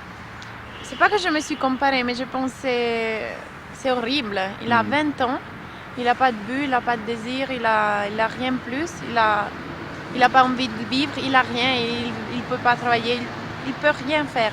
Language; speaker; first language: French; non-native, local second language; Italian